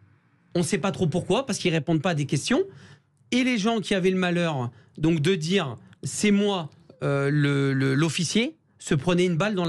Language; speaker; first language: French; native; French